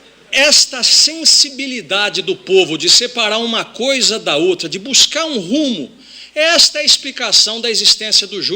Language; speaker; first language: Portuguese; native; Portuguese